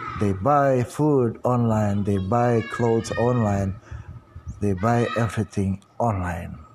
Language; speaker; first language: English; non-native, learner; Indonesian